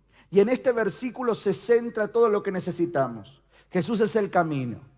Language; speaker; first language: Spanish; native; Spanish